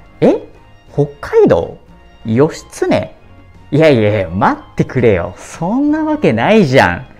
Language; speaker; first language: Japanese; native; Japanese